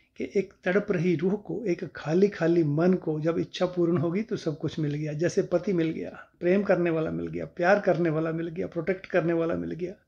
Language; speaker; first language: Hindi; non-native, local second language; Punjabi